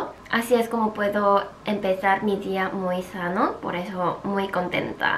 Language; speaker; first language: Spanish; non-native, fluent; Korean